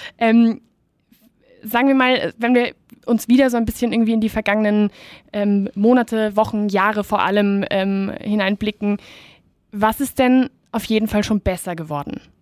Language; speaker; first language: German; native; German